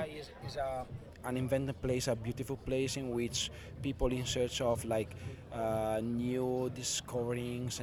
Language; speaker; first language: English; non-native, learner; Italian